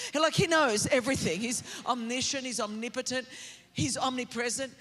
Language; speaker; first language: English; native; English